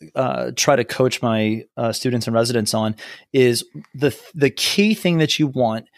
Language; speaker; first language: English; native; English